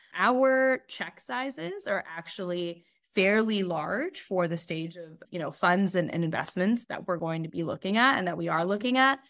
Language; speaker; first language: English; native; English